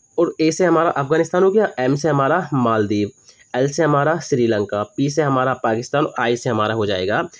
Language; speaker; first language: Hindi; native; Hindi